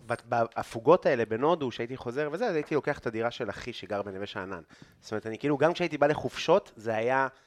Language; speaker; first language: Hebrew; native; Hebrew